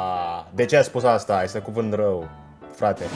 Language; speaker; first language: Romanian; non-native, learner; Indonesian